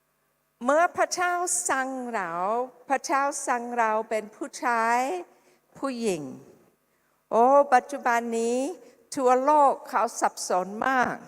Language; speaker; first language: Thai; non-native, fluent; English